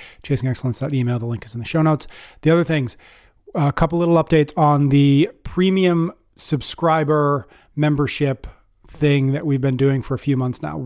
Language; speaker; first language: English; native; English